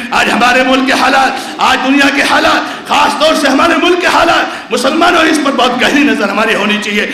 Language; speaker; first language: Urdu; non-native, local second language; Konkani